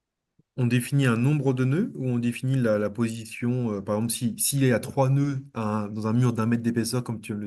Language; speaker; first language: French; native; French